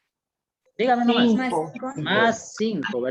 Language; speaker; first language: Spanish; native; Spanish